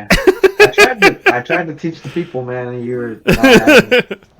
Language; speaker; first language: English; native; English